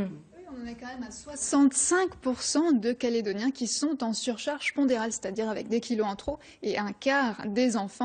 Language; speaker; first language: French; native; French